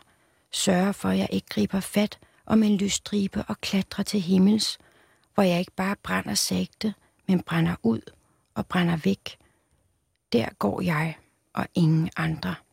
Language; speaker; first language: Danish; native; Danish